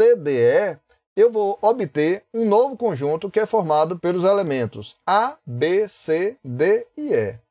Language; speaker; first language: Portuguese; native; Portuguese